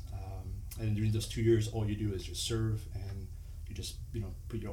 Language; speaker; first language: English; non-native, fluent; French